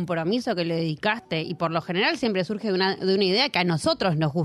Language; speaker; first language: Spanish; native; Spanish